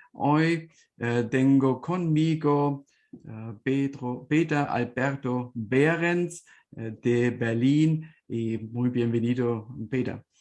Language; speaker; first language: Spanish; non-native, fluent; German